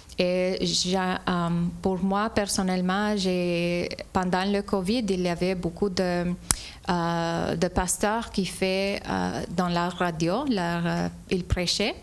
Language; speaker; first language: French; non-native, fluent; English